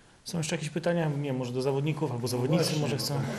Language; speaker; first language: Polish; native; Polish